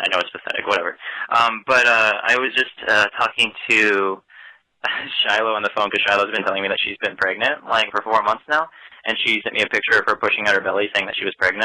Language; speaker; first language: English; native; English